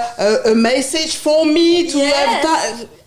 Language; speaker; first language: English; non-native, learner; French